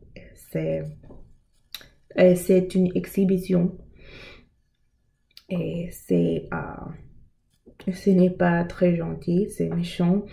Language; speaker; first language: French; non-native, learner; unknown